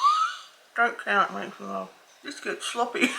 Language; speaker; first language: English; native; English